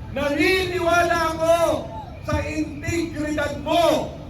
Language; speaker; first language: Filipino; native; Filipino